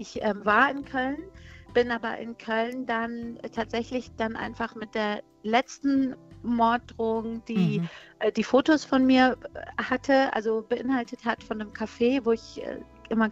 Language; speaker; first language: German; early bilingual, other home language; Persian